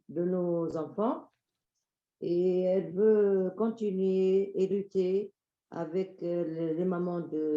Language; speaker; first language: French; non-native, local second language; Arabic